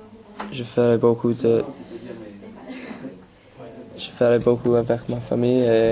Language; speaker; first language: French; non-native, learner; English